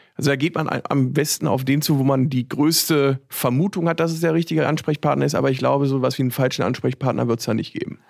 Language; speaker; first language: German; native; German